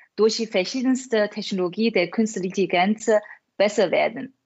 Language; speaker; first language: German; non-native, fluent; Chinese